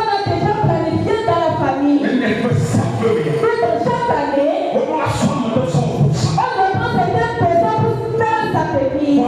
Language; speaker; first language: French; native; French